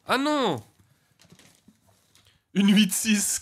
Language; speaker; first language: French; native; French